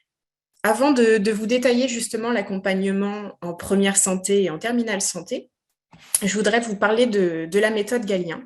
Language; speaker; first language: French; native; French